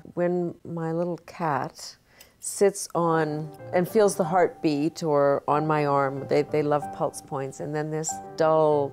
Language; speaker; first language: English; native; English